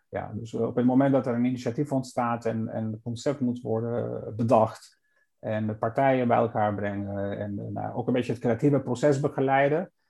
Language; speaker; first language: Dutch; non-native, fluent; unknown